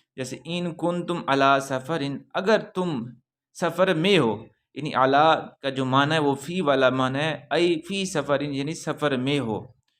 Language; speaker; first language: Urdu; non-native, local second language; Punjabi